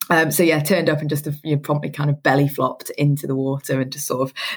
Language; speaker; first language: English; native; English